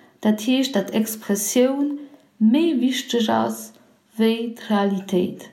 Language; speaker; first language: Luxembourgish; non-native, fluent; Polish